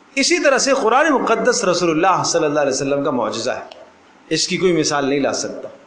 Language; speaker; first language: Urdu; native; Urdu